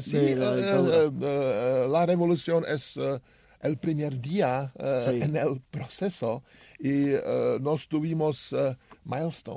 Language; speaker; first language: Spanish; non-native, learner; Czech